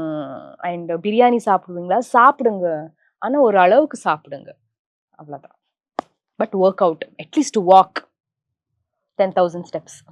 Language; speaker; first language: Tamil; non-native, local second language; Kannada